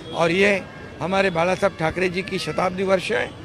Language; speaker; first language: Hindi; non-native, local second language; Marathi